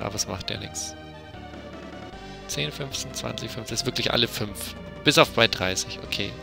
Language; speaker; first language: German; native; German